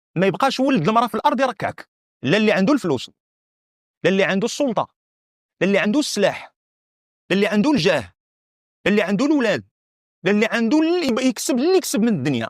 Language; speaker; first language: Arabic; native; Arabic